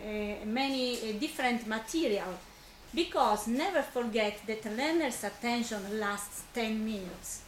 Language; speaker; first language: English; non-native, fluent; Italian